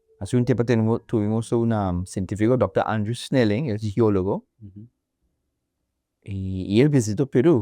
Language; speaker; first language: Spanish; non-native, learner; English